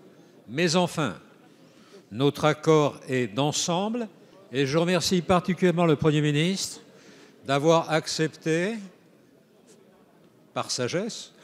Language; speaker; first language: French; native; French